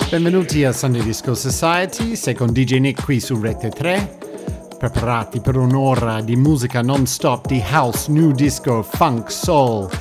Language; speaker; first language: Italian; non-native, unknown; English